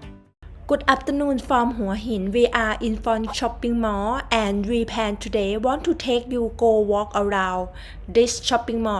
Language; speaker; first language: English; non-native, learner; Thai